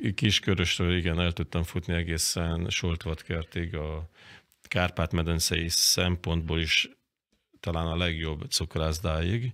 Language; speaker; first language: Hungarian; native; Hungarian